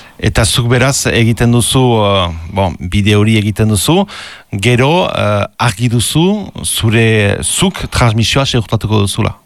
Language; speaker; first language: Basque; native; Basque